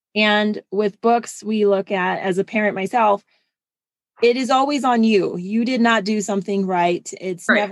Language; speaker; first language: English; non-native, fluent; German